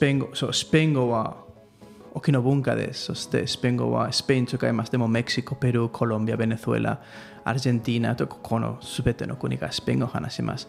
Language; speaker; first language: Japanese; non-native, learner; Catalan